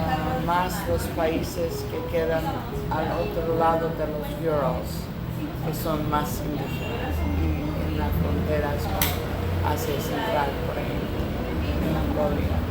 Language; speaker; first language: Spanish; non-native, learner; English